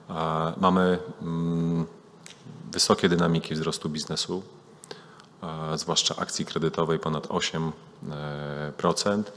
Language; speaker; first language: Polish; native; Polish